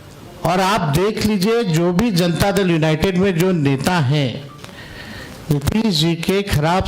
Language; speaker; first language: Hindi; native; Hindi